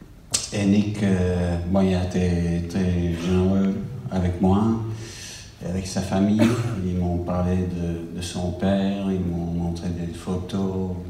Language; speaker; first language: French; non-native, fluent; English